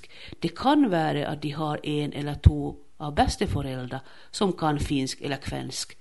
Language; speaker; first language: Swedish; non-native, local second language; Finnish